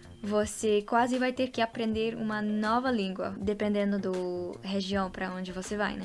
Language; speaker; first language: Portuguese; non-native, fluent; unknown